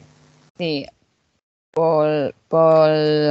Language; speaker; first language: Spanish; non-native, learner; English